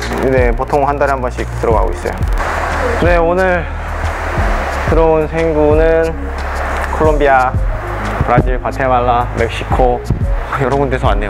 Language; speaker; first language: Korean; early bilingual, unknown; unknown